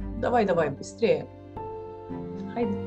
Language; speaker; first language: Russian; non-native, fluent; Serbian